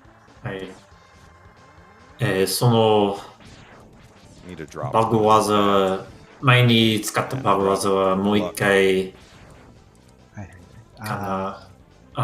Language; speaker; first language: Japanese; non-native, learner; English